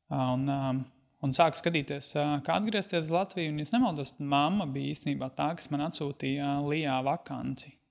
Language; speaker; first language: Latvian; native; Latvian